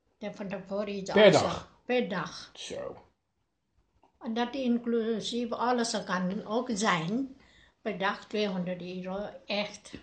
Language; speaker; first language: Dutch; non-native, learner; Nepali